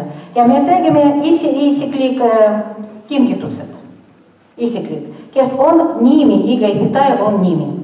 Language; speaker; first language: Estonian; non-native, local second language; Russian